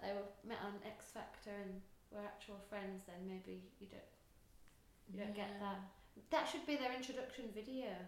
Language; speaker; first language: English; native; English